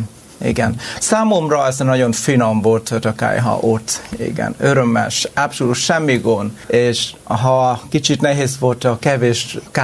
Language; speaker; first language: Hungarian; non-native, learner; Vietnamese